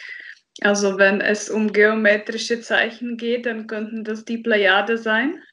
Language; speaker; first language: German; non-native, fluent; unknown